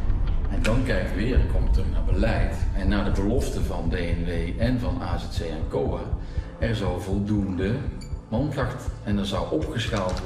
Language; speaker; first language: Dutch; native; Dutch